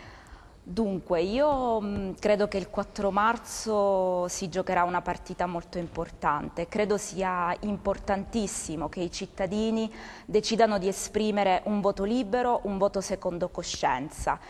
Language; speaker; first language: Italian; native; Italian